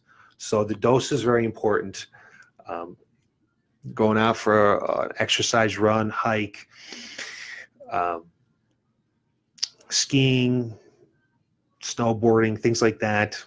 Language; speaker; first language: English; native; English